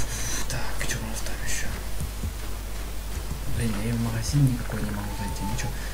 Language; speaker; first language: Russian; native; Russian